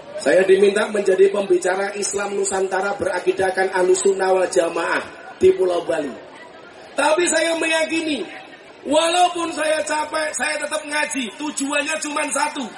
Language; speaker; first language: Indonesian; non-native, local second language; Javanese